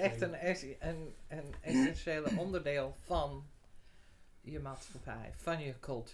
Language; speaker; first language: Dutch; non-native, fluent; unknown